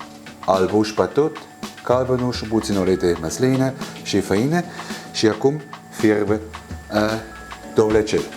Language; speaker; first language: Romanian; non-native, learner; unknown